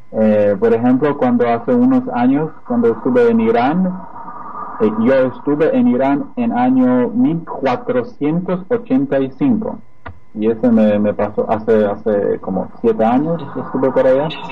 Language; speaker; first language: Spanish; non-native, fluent; Polish